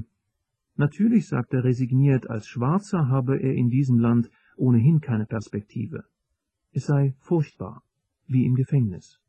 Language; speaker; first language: German; native; German